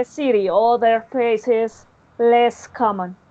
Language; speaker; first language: English; non-native, learner; Spanish